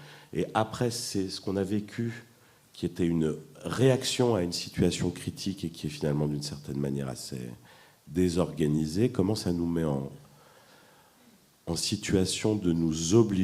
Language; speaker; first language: French; native; French